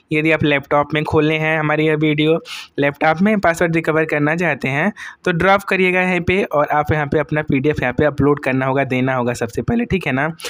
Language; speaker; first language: Hindi; native; Hindi